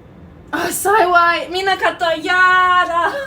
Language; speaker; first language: Japanese; non-native, learner; English